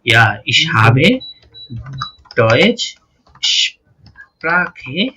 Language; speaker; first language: German; non-native, learner; Bangla